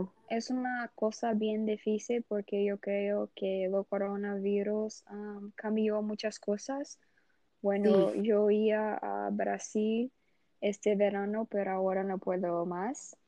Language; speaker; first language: Spanish; non-native, learner; Portuguese